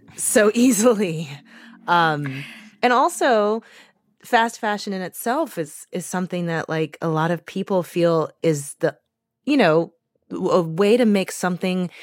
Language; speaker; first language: English; native; English